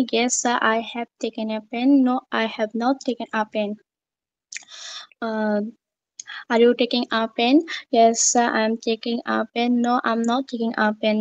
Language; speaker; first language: English; non-native, learner; Bangla